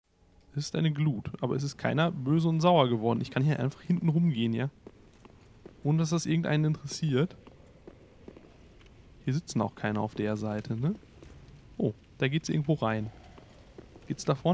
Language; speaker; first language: German; native; German